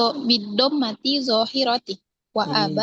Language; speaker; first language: Arabic; non-native, learner; Indonesian